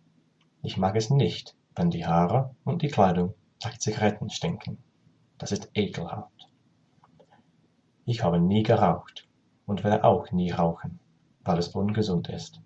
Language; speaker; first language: German; non-native, learner; English